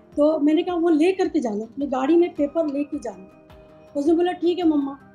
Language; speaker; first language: Hindi; native; Hindi